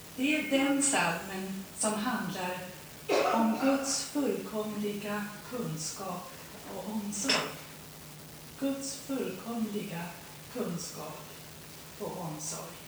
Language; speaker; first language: Swedish; early bilingual, heritage; Swedish